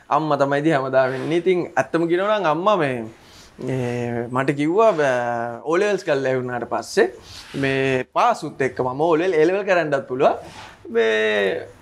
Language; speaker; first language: Sinhala; native; Sinhala